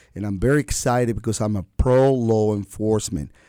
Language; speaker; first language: English; non-native, fluent; Spanish